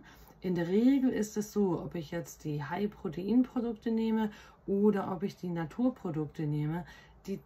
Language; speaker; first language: German; native; German